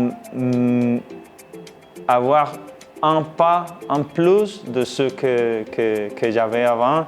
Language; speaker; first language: French; non-native, fluent; Spanish